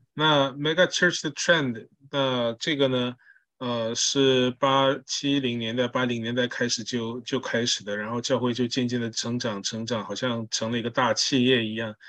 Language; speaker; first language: Chinese; early bilingual, heritage; Chinese